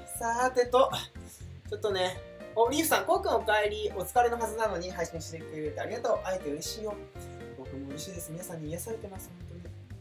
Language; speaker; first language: Japanese; native; Japanese